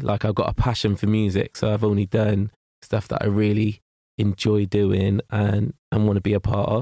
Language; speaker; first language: English; native; English